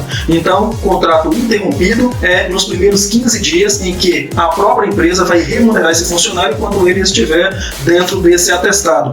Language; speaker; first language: Portuguese; native; Portuguese